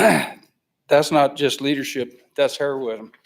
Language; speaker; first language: English; native; English